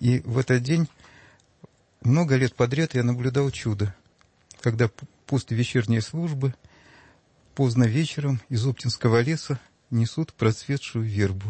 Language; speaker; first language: Russian; native; Russian